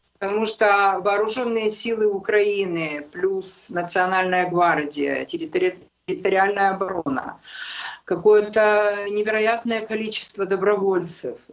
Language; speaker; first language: Russian; non-native, local second language; Ukrainian